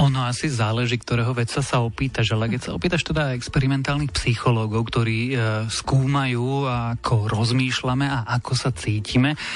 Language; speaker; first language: Slovak; native; Slovak